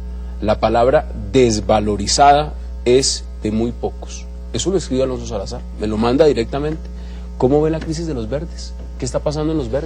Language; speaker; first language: Spanish; native; Spanish